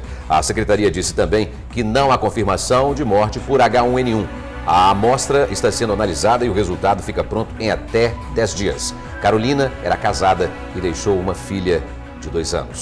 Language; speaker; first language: Portuguese; native; Portuguese